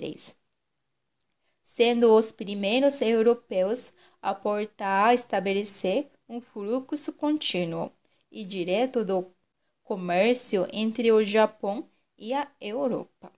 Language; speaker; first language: Portuguese; non-native, local second language; Japanese